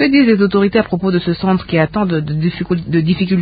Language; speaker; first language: French; non-native, local second language; Lingala